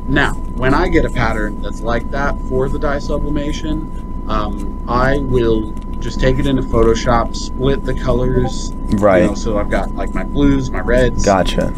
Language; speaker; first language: English; native; English